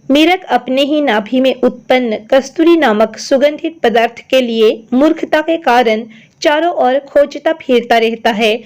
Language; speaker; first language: Hindi; non-native, local second language; Assamese